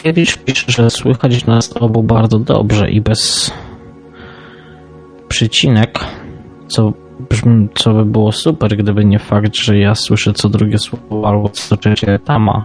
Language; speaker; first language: Polish; native; Polish